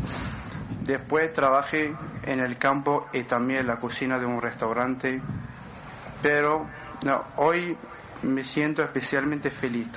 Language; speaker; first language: Spanish; non-native, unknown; Arabic